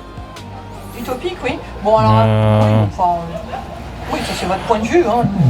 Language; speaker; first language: French; native; French